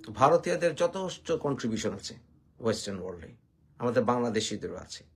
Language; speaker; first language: Bangla; native; Bangla